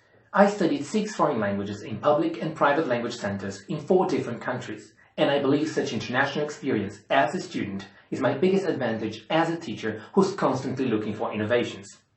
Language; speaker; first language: English; non-native, fluent; Portuguese